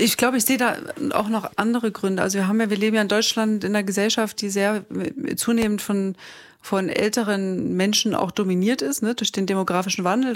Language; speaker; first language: German; native; German